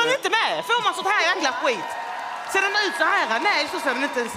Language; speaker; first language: Swedish; native; Swedish